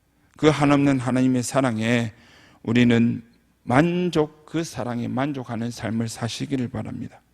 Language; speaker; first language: Korean; native; Korean